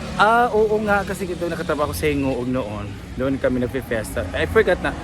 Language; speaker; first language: Filipino; non-native, local second language; Cebuano